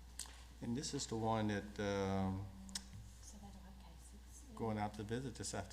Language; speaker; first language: English; native; English